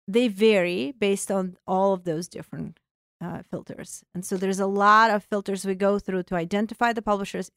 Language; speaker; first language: English; non-native, fluent; Russian